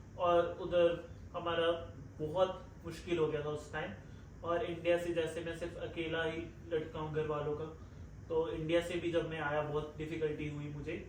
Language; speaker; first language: Hindi; non-native, local second language; Punjabi